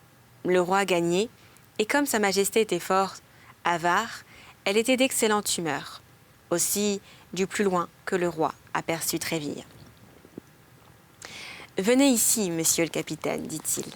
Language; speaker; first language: French; native; French